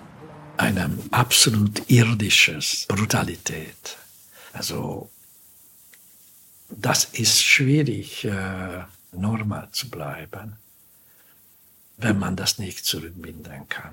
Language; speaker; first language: German; non-native, fluent; Hungarian